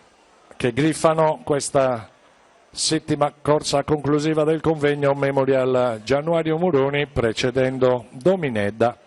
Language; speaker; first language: Italian; native; Italian